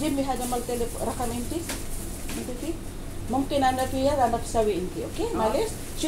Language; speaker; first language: Arabic; non-native, learner; Filipino